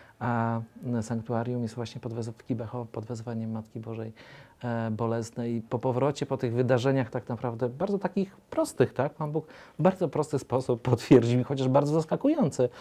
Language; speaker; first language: Polish; native; Polish